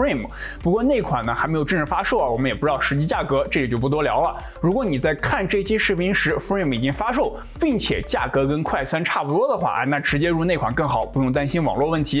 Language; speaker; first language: Chinese; native; Chinese